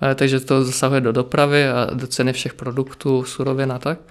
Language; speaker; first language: Czech; early bilingual, other home language; Ukrainian